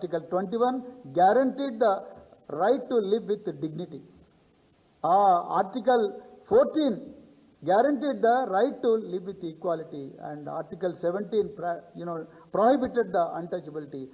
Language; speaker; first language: English; non-native, local second language; Telugu